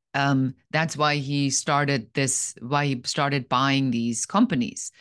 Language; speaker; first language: English; non-native, fluent; German